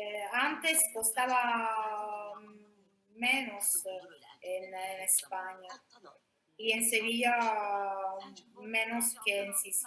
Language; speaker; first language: Spanish; non-native, fluent; Italian